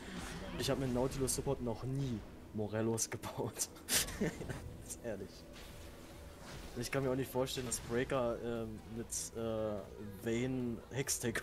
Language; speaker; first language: German; native; German